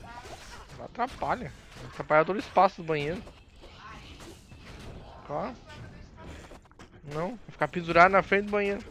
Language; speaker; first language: Portuguese; native; Portuguese